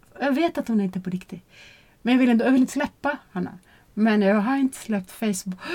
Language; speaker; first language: Swedish; non-native, fluent; Portuguese